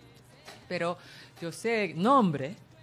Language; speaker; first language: Spanish; non-native, learner; Japanese